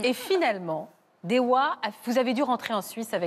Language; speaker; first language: French; native; French